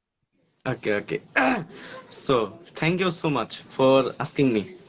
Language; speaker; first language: English; non-native, learner; Bangla